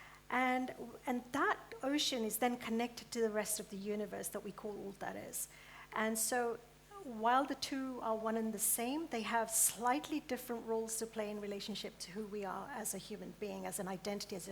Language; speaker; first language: English; early bilingual, other home language; Gujarati